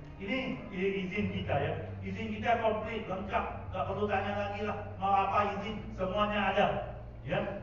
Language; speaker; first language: Indonesian; non-native, fluent; Tamil